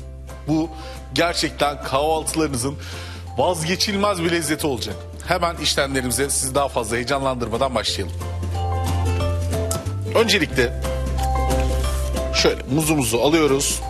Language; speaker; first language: Turkish; native; Turkish